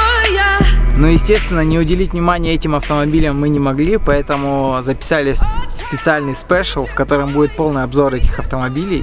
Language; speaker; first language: Russian; native; Russian